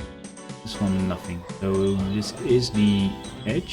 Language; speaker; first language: English; non-native, fluent; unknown